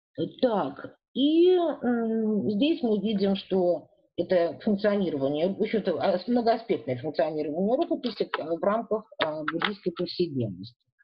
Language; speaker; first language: Russian; native; Russian